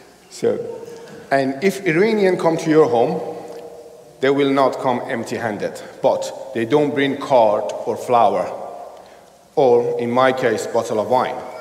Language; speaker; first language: English; non-native, fluent; Persian